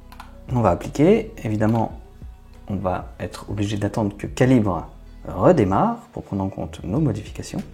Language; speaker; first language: French; native; French